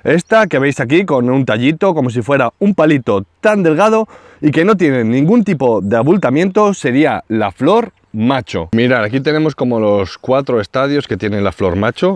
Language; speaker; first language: Spanish; native; Spanish